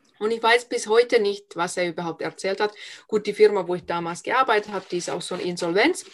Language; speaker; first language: German; non-native, fluent; Finnish